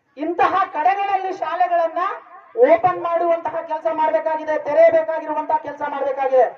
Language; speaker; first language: Kannada; native; Kannada